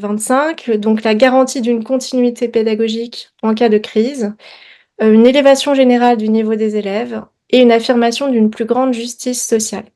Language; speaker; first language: French; native; French